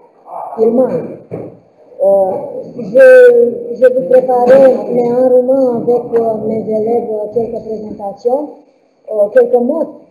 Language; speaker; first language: French; non-native, learner; Romanian